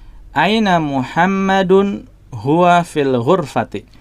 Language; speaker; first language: Arabic; non-native, fluent; Indonesian